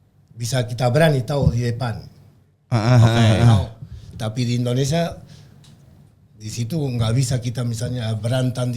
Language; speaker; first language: Indonesian; non-native, learner; Spanish